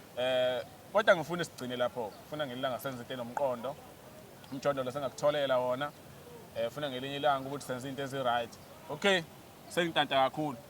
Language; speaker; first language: Zulu; native; Zulu